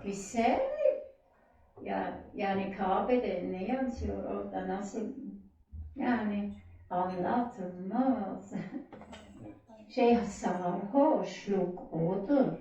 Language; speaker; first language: Turkish; non-native, learner; German